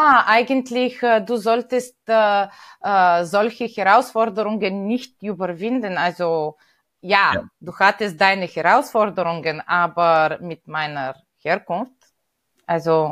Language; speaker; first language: German; non-native, fluent; Bulgarian